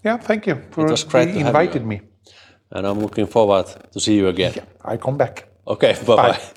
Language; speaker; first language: English; non-native, fluent; Swedish